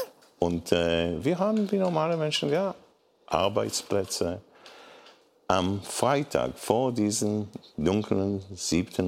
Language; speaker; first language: German; non-native, fluent; Hebrew